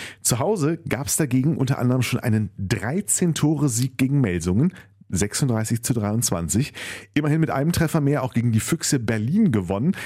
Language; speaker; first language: German; native; German